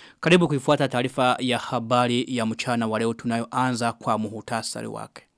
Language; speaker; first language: Swahili; non-native, local second language; Rundi